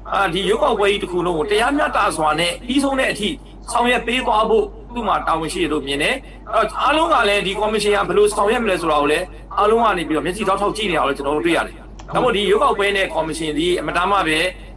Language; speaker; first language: Burmese; non-native, local second language; Mon